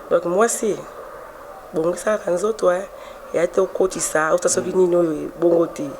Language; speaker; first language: Lingala; non-native, local second language; Swahili